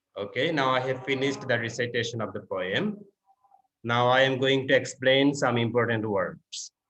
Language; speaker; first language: English; non-native, local second language; Bangla